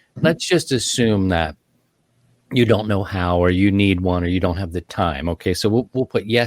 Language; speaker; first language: English; native; English